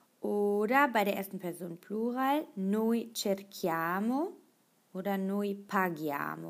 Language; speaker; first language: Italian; non-native, fluent; German